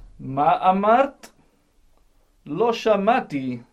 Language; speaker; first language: Hebrew; non-native, learner; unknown